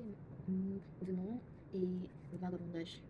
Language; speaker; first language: French; non-native, learner; Korean